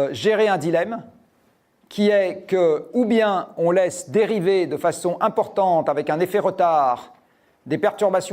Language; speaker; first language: French; native; French